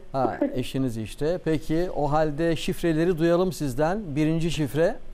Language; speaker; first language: Turkish; native; Turkish